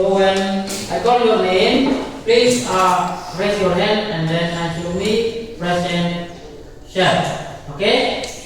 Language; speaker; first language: English; non-native, learner; Indonesian